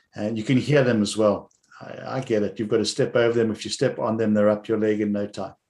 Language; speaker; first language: English; native; English